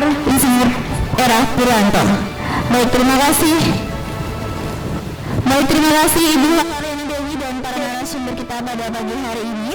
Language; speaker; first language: Indonesian; native; Indonesian